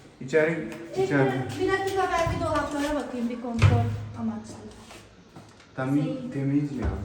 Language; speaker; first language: Turkish; non-native, learner; Urdu